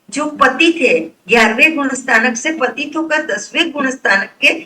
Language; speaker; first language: Hindi; non-native, local second language; Gujarati